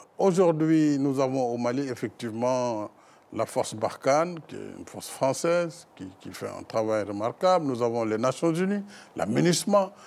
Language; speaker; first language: French; non-native, local second language; Fula